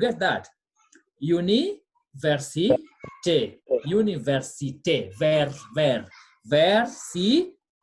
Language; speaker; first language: French; non-native, learner; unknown